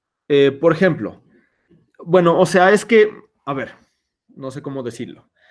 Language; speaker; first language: Spanish; native; Spanish